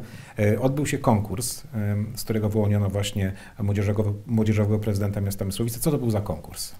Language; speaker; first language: Polish; native; Polish